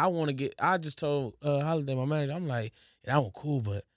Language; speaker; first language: English; native; English